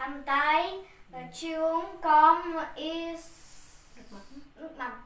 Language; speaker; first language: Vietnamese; early bilingual, heritage; Vietnamese